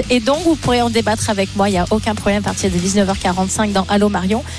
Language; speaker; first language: French; native; French